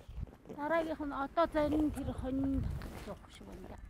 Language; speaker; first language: Mongolian; native; Mongolian